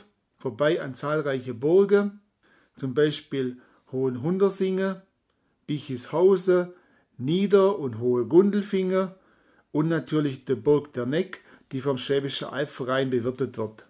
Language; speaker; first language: German; native; German